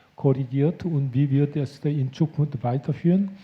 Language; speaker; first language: German; non-native, fluent; Korean